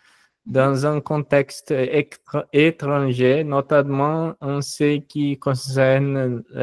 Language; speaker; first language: French; non-native, fluent; Portuguese